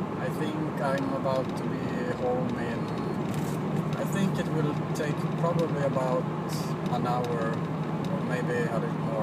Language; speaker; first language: English; non-native, fluent; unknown